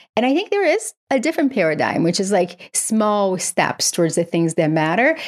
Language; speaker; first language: English; non-native, fluent; Portuguese